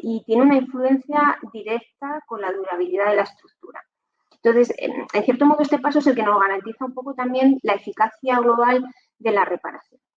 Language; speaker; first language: Spanish; native; Spanish